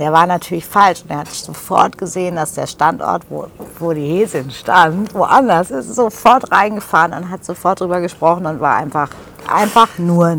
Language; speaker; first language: German; native; German